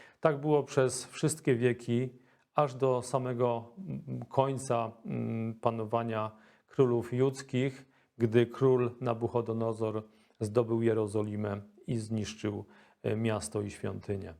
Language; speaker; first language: Polish; native; Polish